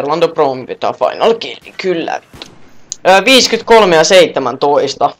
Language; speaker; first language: Finnish; native; Finnish